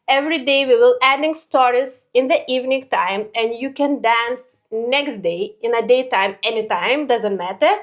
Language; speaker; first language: English; non-native, learner; Lithuanian